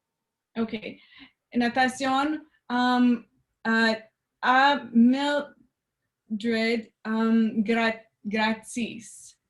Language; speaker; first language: Spanish; non-native, learner; French